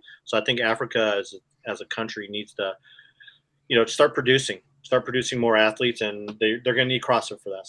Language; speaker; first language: English; native; English